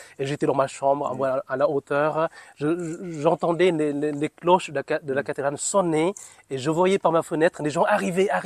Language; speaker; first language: French; non-native, fluent; Vietnamese